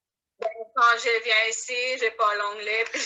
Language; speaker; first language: French; non-native, learner; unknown